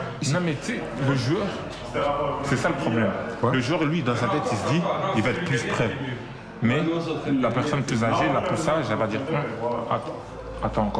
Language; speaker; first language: French; native; French